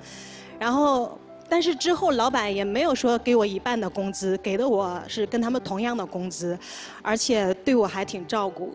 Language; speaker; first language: Chinese; native; Chinese